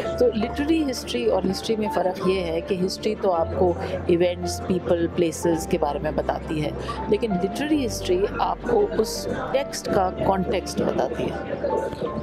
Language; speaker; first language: Hindi; native; Hindi